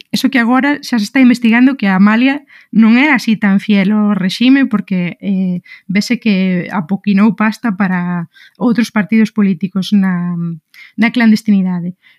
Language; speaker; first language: Galician; non-native, local second language; Spanish